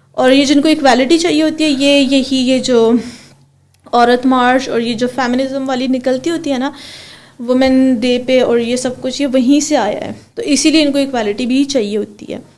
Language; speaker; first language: Urdu; early bilingual, heritage; Urdu